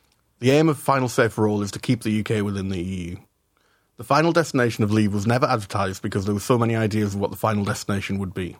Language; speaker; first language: English; native; English